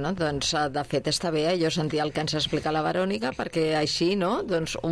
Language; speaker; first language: Catalan; native; Catalan